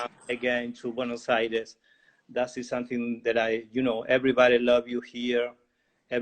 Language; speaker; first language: English; non-native, learner; Spanish